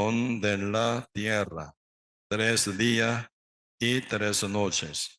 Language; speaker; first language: Spanish; non-native, learner; Korean